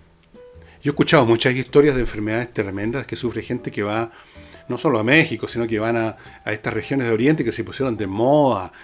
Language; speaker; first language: Spanish; native; Spanish